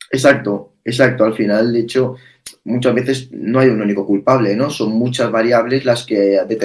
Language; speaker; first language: Spanish; native; Spanish